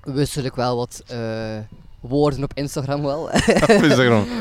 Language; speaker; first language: Dutch; native; Dutch